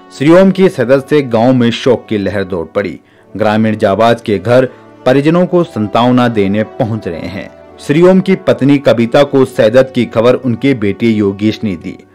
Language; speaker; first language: Hindi; native; Hindi